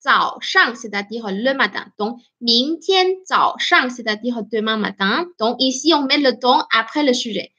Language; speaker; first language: French; non-native, fluent; Chinese